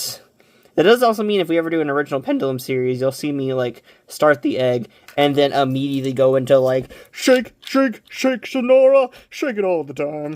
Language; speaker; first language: English; native; English